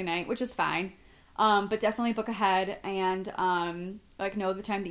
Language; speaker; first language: English; native; English